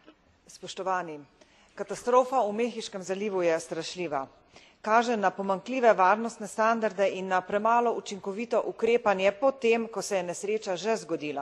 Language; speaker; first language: Slovenian; native; Slovenian